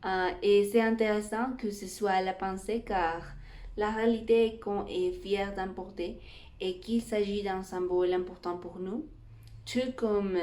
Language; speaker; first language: French; non-native, fluent; Spanish